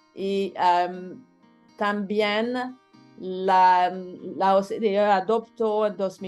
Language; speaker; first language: Spanish; non-native, learner; French